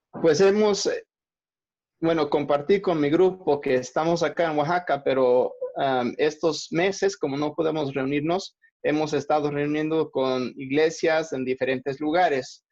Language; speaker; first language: Spanish; non-native, fluent; English